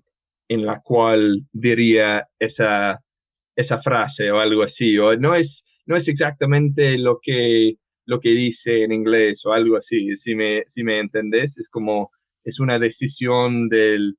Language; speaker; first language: Spanish; non-native, fluent; English